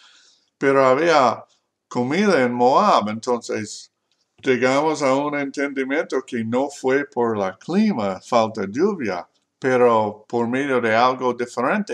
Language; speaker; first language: Spanish; non-native, learner; English